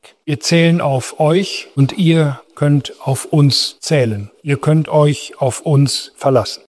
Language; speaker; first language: German; native; German